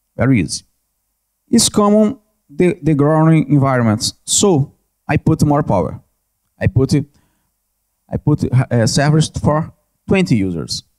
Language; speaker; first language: English; non-native, learner; Portuguese